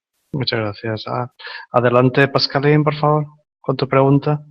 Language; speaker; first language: Spanish; native; Spanish